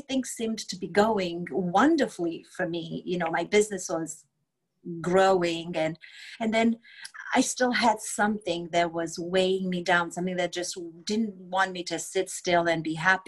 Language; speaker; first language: English; non-native, fluent; Romanian